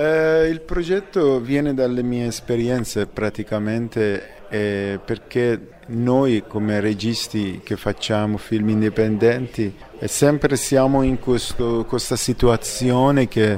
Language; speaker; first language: Italian; non-native, fluent; Persian